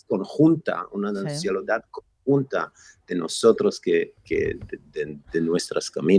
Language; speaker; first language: Spanish; non-native, fluent; Hebrew